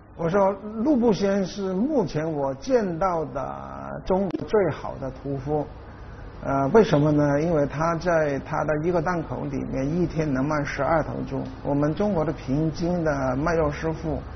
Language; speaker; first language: Chinese; native; Chinese